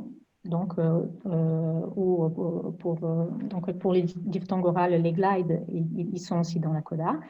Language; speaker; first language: French; non-native, fluent; Portuguese